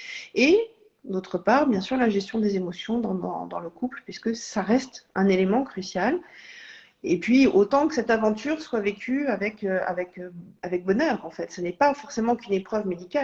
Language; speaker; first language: French; native; French